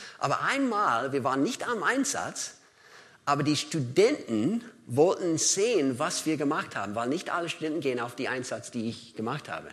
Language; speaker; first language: German; non-native, fluent; English